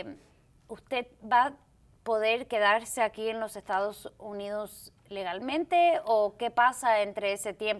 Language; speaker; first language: Spanish; early bilingual, heritage; Spanish